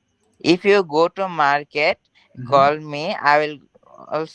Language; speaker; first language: English; non-native, learner; Bangla